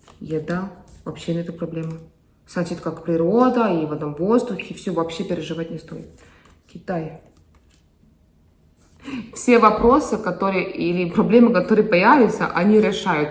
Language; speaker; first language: Russian; non-native, fluent; Estonian